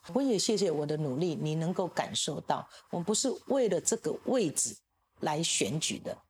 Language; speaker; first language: Chinese; native; Chinese